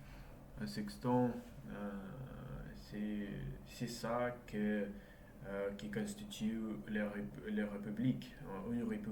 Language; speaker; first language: French; non-native, learner; Russian